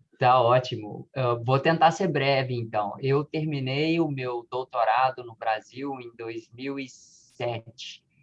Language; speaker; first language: Portuguese; native; Portuguese